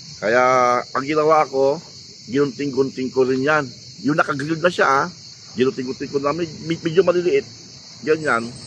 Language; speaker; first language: Filipino; native; Filipino